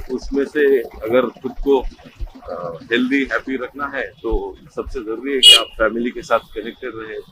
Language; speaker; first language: Hindi; non-native, local second language; Marathi